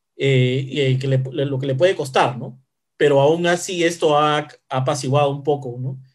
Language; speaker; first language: Spanish; native; Spanish